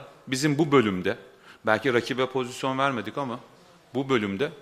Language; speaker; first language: Turkish; native; Turkish